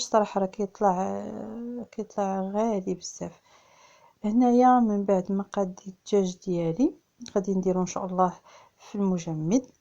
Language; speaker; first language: Arabic; native; Arabic